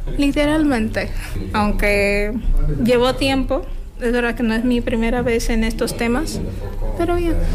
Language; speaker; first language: Spanish; non-native, fluent; Portuguese